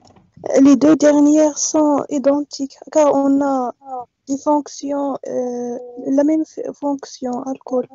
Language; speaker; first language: French; non-native, local second language; Arabic